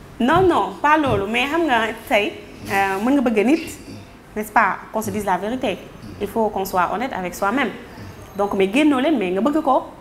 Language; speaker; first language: Wolof; native; Wolof